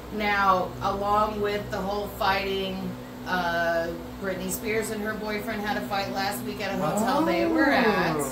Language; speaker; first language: English; native; English